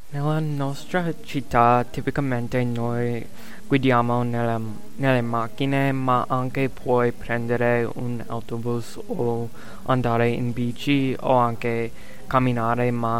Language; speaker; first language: Italian; non-native, learner; English